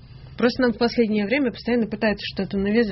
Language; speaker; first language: Russian; native; Russian